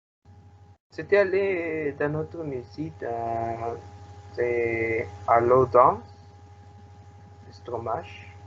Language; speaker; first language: French; non-native, learner; Spanish